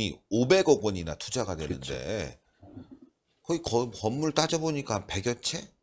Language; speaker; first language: Korean; native; Korean